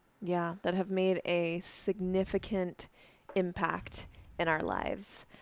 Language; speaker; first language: English; native; English